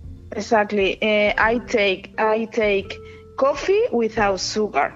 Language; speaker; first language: English; non-native, learner; Spanish